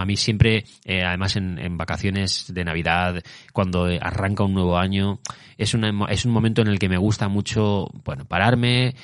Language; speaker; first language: Spanish; native; Spanish